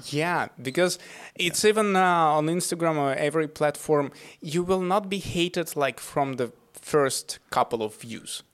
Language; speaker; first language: English; non-native, fluent; Russian